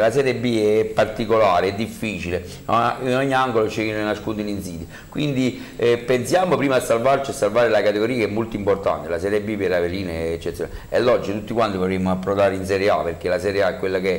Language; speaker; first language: Italian; native; Italian